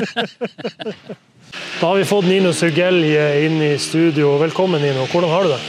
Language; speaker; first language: Norwegian; native; Norwegian